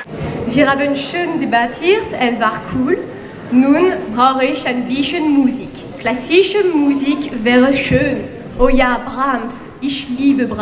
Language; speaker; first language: German; non-native, learner; French